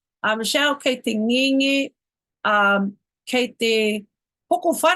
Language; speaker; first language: Māori; non-native, local second language; English